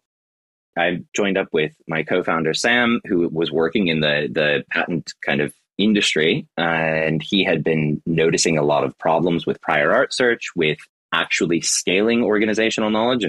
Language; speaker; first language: English; native; English